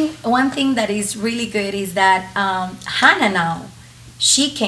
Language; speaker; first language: English; non-native, fluent; Spanish